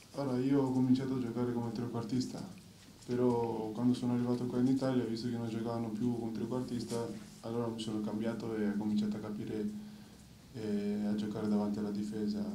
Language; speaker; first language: Italian; non-native, fluent; Greek